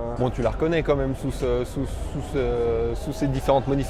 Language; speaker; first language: French; native; French